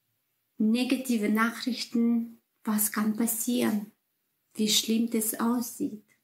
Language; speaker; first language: German; non-native, fluent; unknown